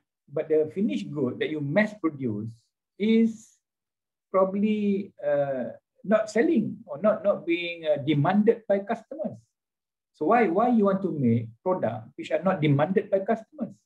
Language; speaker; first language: English; non-native, local second language; Malay